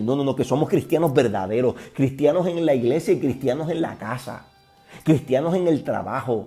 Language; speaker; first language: Spanish; native; Spanish